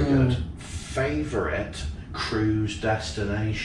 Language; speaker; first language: English; native; English